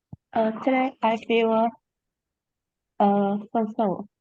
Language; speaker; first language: English; non-native, learner; Vietnamese